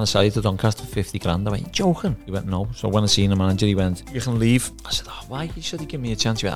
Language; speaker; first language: English; native; English